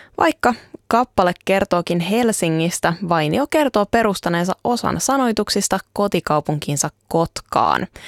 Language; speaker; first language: Finnish; native; Finnish